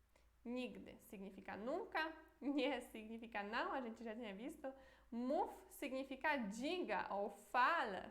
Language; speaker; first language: Portuguese; non-native, fluent; Polish